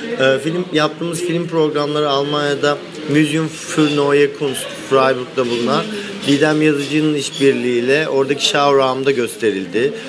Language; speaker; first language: Turkish; native; Turkish